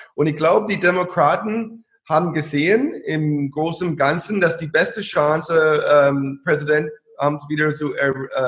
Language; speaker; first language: German; non-native, fluent; English